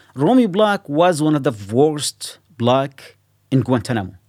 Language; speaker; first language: English; non-native, fluent; Arabic